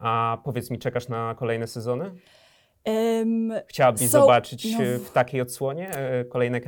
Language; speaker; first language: Polish; native; Polish